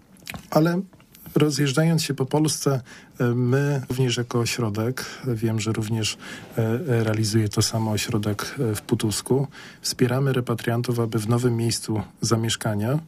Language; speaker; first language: Polish; native; Polish